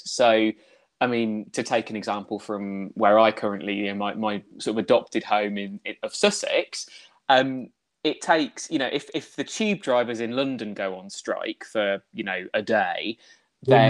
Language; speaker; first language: English; native; English